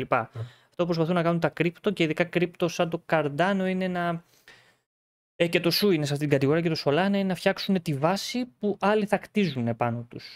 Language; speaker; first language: Greek; native; Greek